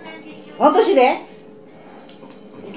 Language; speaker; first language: Japanese; native; Japanese